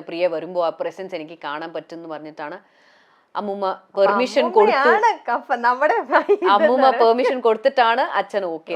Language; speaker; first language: Malayalam; early bilingual, heritage; Malayalam